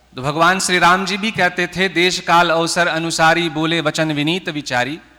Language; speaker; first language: Hindi; early bilingual, heritage; Hindi